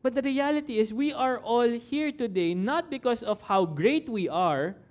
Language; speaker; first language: English; non-native, local second language; Filipino